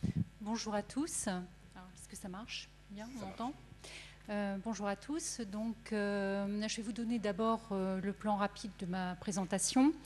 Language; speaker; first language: French; native; French